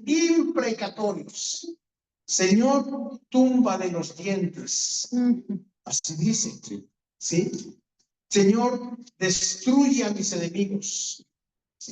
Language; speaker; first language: Spanish; native; Spanish